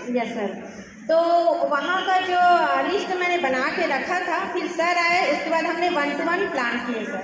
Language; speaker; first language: Hindi; native; Hindi